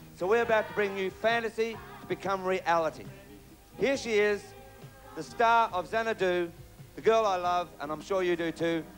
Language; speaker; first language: English; native; English